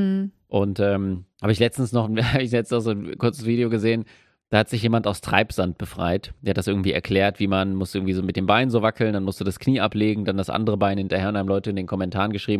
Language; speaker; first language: German; native; German